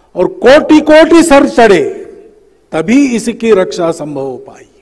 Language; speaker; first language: Hindi; native; Hindi